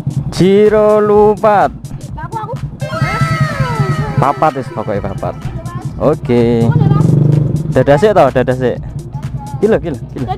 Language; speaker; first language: Indonesian; non-native, local second language; Javanese